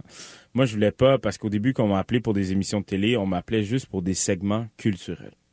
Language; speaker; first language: French; native; French